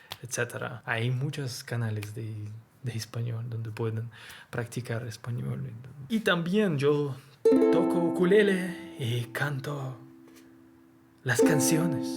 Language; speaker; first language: Spanish; non-native, learner; Russian